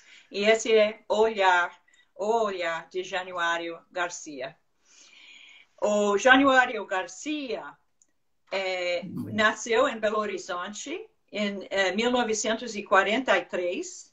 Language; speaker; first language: Portuguese; non-native, fluent; English